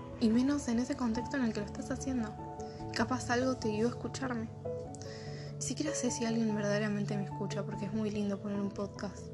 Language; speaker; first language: Spanish; native; Spanish